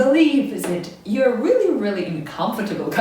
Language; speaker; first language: English; non-native, fluent; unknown